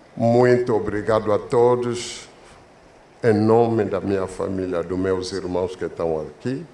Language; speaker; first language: Portuguese; non-native, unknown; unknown